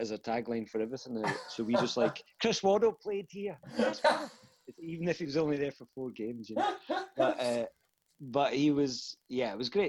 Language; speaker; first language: English; native; English